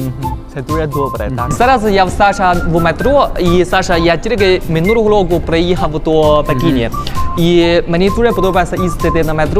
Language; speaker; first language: Ukrainian; non-native, learner; Chinese